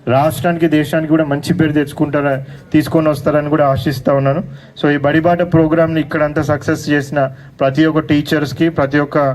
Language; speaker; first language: Telugu; native; Telugu